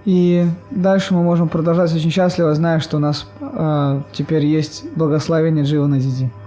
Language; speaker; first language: Russian; native; Russian